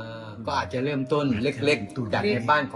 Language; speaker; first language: Thai; native; Thai